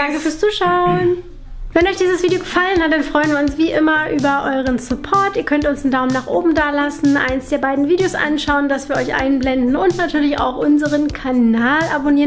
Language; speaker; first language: German; native; German